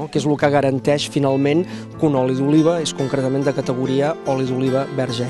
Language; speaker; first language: Catalan; native; Catalan